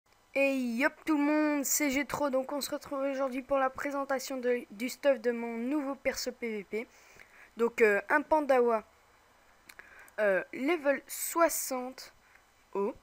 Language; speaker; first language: French; native; French